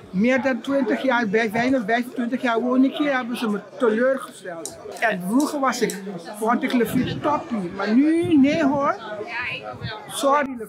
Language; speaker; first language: Dutch; non-native, fluent; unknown